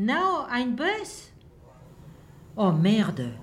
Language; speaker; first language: German; non-native, learner; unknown